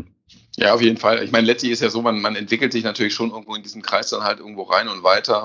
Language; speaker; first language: German; native; German